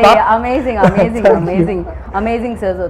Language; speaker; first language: Telugu; native; Telugu